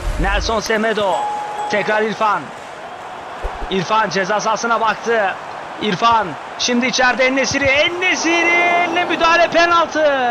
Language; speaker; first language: Turkish; native; Turkish